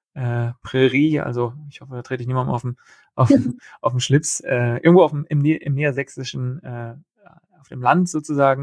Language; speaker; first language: German; native; German